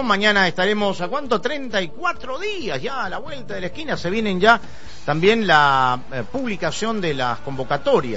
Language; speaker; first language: Spanish; native; Spanish